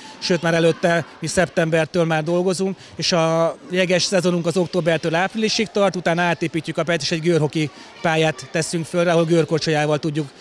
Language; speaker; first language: Hungarian; native; Hungarian